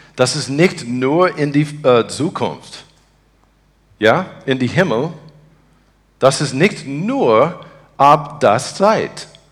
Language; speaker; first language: German; non-native, learner; English